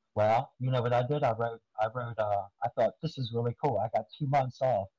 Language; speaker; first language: English; native; English